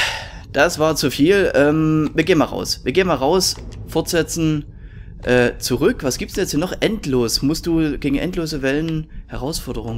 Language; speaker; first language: German; native; German